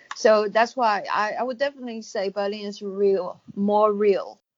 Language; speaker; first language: English; non-native, fluent; Chinese